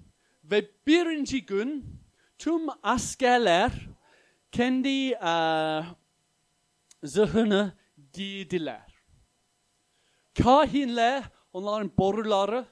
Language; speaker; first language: Turkish; non-native, fluent; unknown